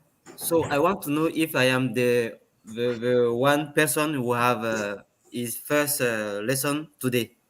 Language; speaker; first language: English; non-native, learner; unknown